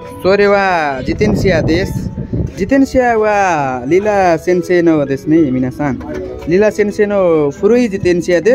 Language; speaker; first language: Japanese; non-native, learner; Nepali